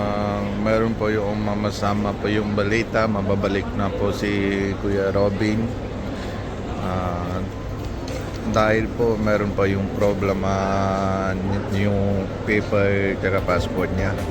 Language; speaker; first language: Filipino; non-native, learner; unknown